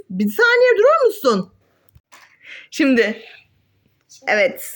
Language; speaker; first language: Turkish; native; Turkish